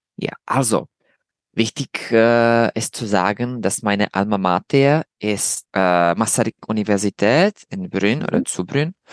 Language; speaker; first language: German; non-native, fluent; Czech